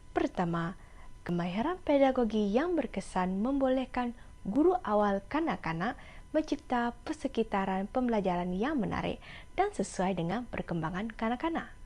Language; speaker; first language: Malay; non-native, local second language; Iban